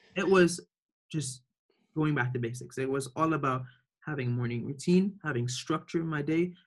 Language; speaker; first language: English; early bilingual, other home language; Arabic